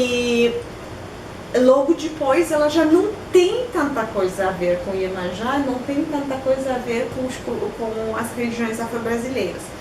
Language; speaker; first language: Portuguese; non-native, fluent; Polish